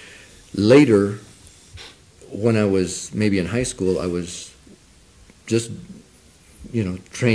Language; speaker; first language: English; non-native, local second language; Spanish